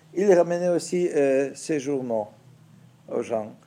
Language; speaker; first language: French; non-native, fluent; Ukrainian